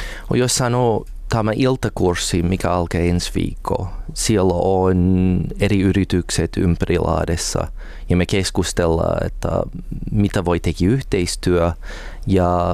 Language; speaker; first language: Finnish; non-native, learner; English